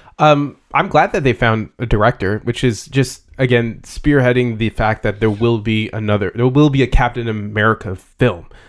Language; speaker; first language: English; early bilingual, other home language; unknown